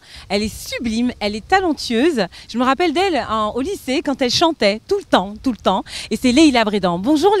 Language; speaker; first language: French; native; French